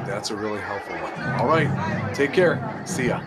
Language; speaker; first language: English; native; English